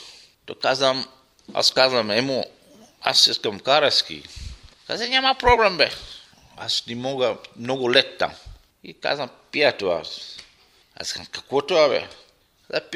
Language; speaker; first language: Bulgarian; non-native, local second language; Arabic